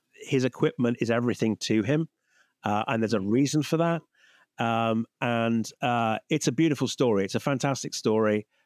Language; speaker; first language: English; native; English